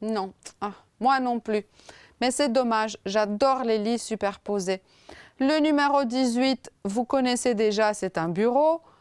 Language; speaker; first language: French; non-native, fluent; Romanian